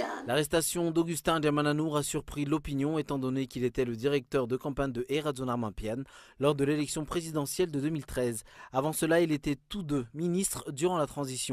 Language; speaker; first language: French; non-native, local second language; Malagasy